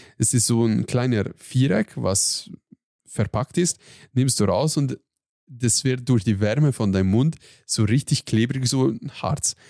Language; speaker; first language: German; non-native, fluent; Hungarian